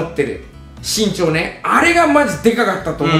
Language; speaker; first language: Japanese; native; Japanese